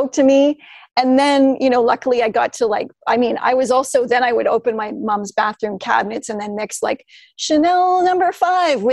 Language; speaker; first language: English; native; English